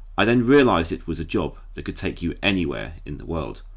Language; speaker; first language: English; native; English